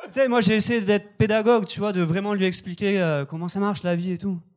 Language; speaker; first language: French; native; French